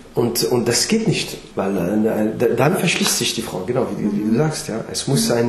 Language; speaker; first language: German; non-native, fluent; French